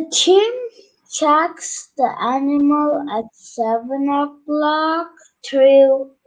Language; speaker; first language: English; non-native, learner; Turkish